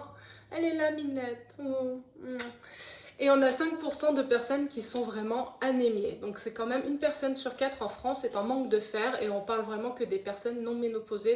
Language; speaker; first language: French; native; French